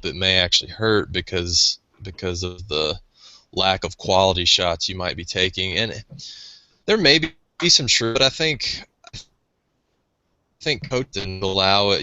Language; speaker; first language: English; native; English